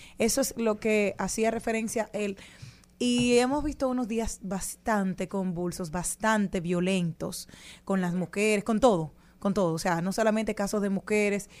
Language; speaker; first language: Spanish; native; Spanish